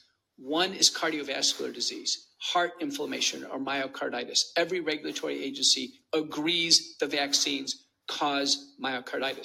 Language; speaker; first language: English; native; English